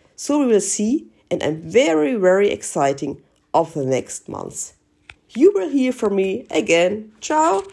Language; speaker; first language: English; non-native, learner; German